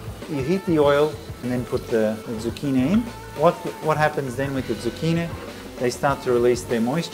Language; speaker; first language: English; early bilingual, other home language; Italian